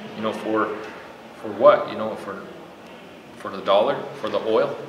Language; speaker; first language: English; native; English